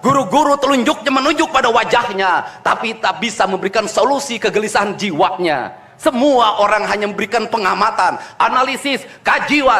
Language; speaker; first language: Indonesian; native; Indonesian